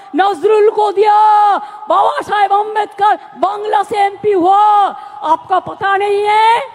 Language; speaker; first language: Hindi; non-native, local second language; Bangla